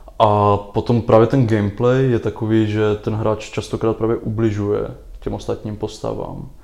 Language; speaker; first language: Czech; native; Czech